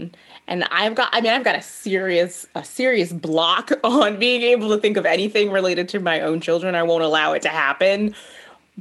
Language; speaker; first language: English; native; English